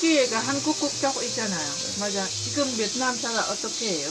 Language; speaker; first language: Korean; non-native, learner; Lao